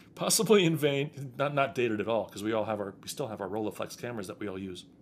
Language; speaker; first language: English; native; English